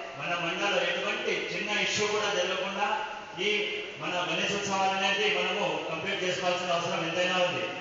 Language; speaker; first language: Telugu; native; Telugu